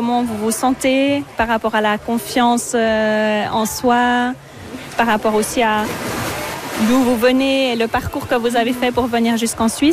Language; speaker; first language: French; native; French